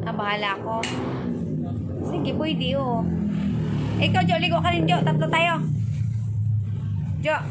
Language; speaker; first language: Filipino; non-native, local second language; Cebuano